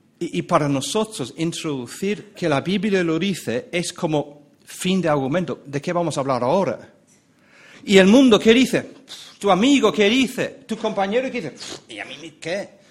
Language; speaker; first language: Spanish; non-native, fluent; English